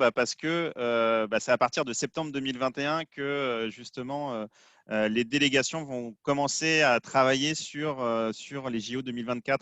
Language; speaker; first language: French; native; French